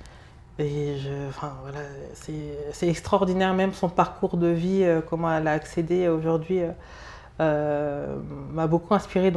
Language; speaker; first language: French; early bilingual, other home language; Lingala